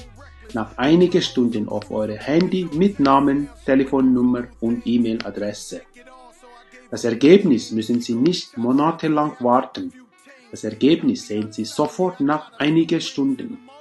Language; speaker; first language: German; non-native, learner; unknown